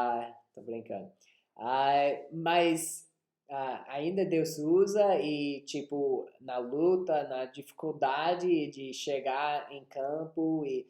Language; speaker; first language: Portuguese; non-native, fluent; English